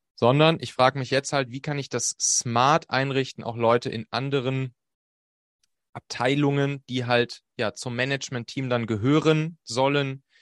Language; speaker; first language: German; native; German